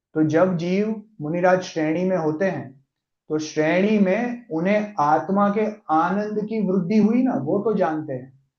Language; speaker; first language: Hindi; non-native, local second language; Gujarati